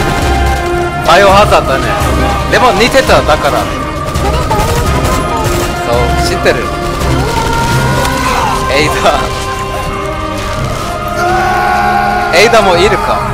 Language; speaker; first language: Japanese; non-native, learner; German